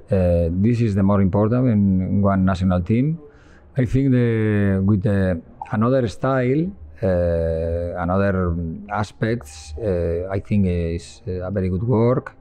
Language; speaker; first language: English; non-native, learner; Spanish